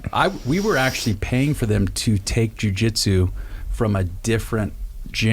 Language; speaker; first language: English; native; English